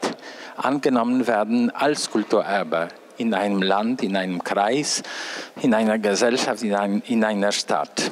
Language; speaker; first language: German; non-native, fluent; Polish